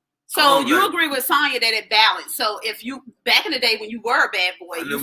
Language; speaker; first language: English; native; English